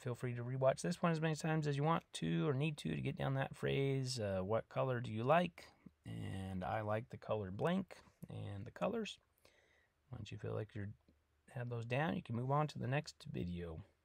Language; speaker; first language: English; native; English